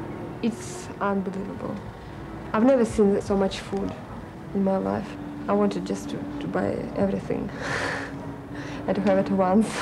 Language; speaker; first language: English; non-native, learner; Russian